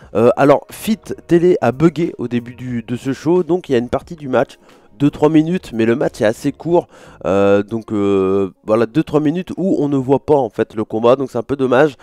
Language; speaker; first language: French; native; French